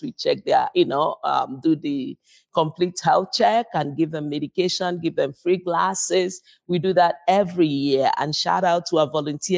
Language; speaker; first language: English; non-native, local second language; Igbo